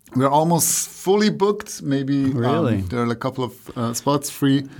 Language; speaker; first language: English; non-native, fluent; Persian